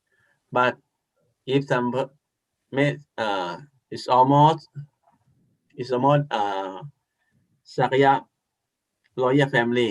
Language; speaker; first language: English; non-native, learner; Thai